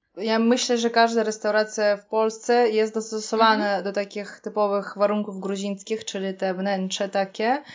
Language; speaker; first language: Polish; non-native, fluent; Russian